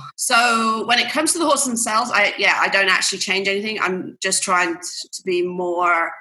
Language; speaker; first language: English; native; English